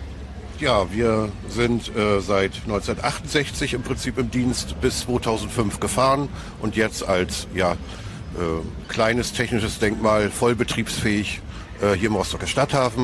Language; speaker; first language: German; native; German